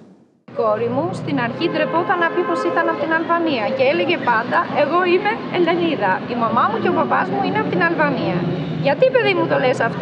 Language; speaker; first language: Greek; non-native, fluent; Albanian